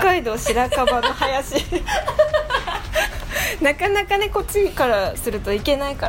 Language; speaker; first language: Japanese; native; Japanese